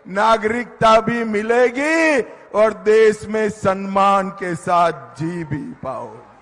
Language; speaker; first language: Hindi; non-native, local second language; Gujarati